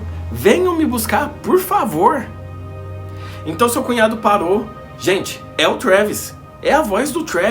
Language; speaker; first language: Portuguese; native; Portuguese